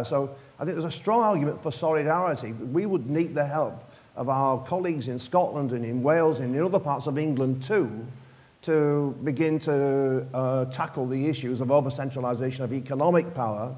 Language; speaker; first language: English; native; English